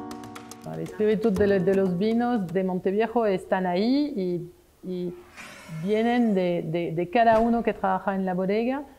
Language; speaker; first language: Spanish; non-native, fluent; French